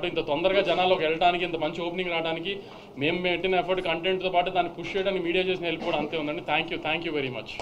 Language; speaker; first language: Telugu; native; Telugu